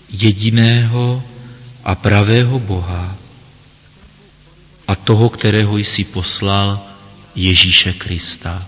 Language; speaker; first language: Czech; native; Czech